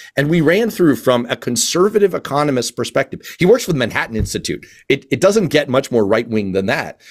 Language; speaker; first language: English; native; English